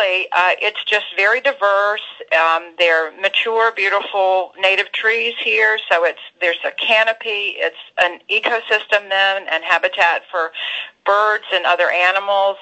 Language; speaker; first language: English; native; English